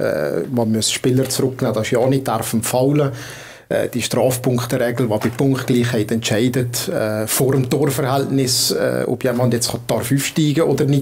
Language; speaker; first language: German; native; German